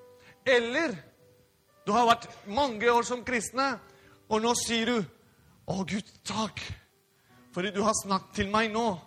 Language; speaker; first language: Norwegian; non-native, fluent; Spanish